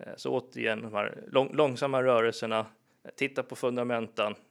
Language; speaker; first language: Swedish; early bilingual, other home language; English